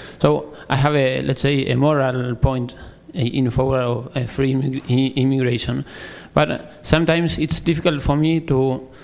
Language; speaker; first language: English; native; English